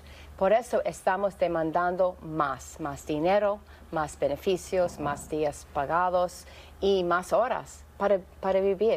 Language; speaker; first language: Spanish; non-native, fluent; English